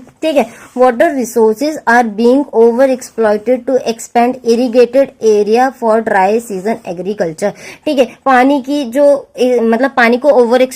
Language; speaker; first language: Hindi; native; Hindi